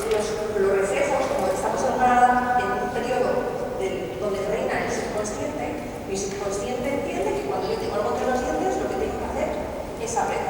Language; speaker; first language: Spanish; native; Spanish